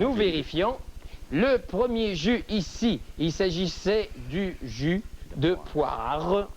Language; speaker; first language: French; native; French